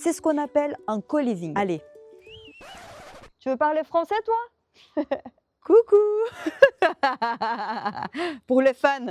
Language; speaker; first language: French; non-native, fluent; Portuguese